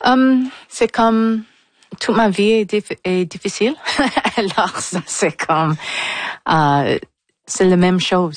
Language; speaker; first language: French; non-native, fluent; English